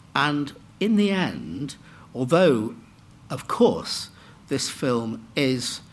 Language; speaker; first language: English; native; English